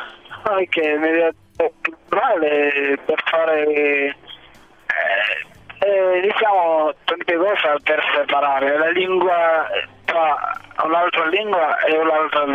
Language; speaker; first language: Italian; non-native, learner; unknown